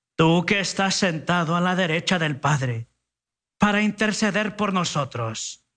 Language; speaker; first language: Spanish; early bilingual, heritage; Spanish